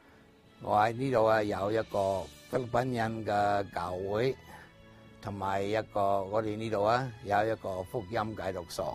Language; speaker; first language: Chinese; non-native, learner; English